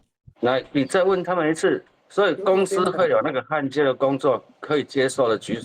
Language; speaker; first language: Chinese; native; Chinese